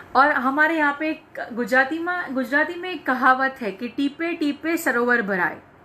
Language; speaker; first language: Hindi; non-native, local second language; Gujarati